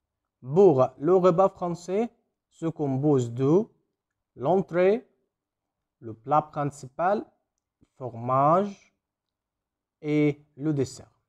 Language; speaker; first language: French; non-native, fluent; Arabic